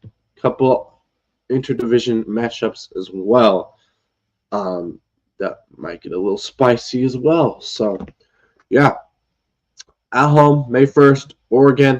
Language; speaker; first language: English; native; English